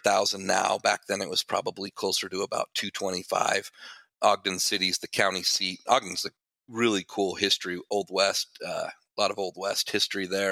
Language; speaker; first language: English; native; English